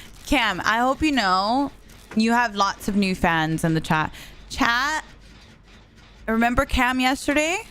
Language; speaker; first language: English; early bilingual, heritage; Spanish